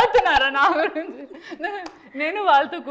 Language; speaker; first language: Telugu; non-native, learner; Malayalam